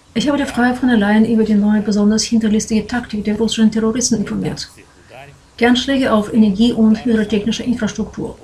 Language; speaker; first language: German; non-native, fluent; Ukrainian